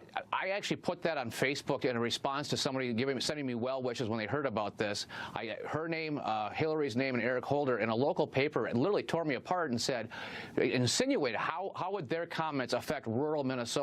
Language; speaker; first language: English; native; English